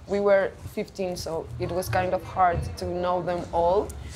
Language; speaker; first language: English; non-native, fluent; Spanish